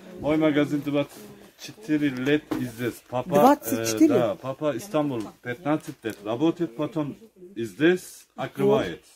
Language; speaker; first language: Russian; non-native, learner; Turkish